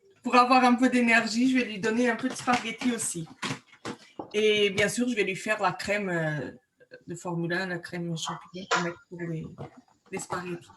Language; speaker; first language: French; non-native, fluent; Portuguese